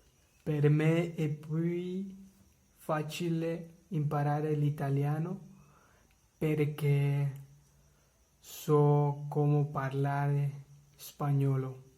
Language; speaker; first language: Italian; non-native, learner; English